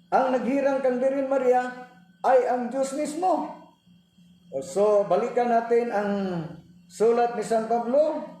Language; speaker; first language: Filipino; non-native, local second language; Cebuano